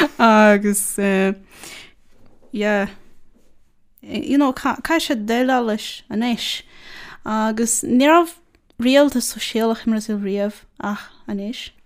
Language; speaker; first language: Irish; non-native, fluent; Portuguese